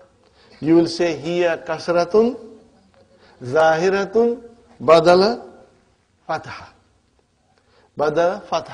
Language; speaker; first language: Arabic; non-native, fluent; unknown